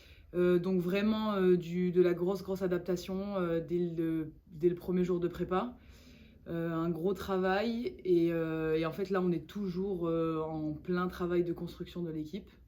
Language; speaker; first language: French; native; French